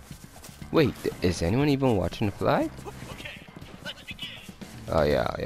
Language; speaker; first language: English; native; English